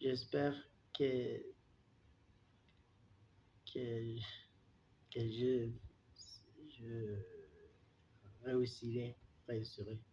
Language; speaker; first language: French; non-native, learner; Turkish